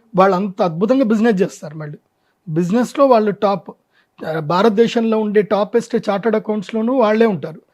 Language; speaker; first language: Telugu; non-native, local second language; Marwari